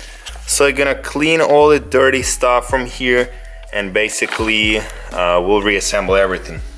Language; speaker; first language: English; non-native, fluent; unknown